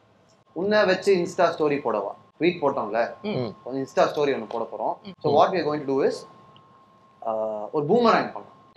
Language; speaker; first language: Tamil; native; Tamil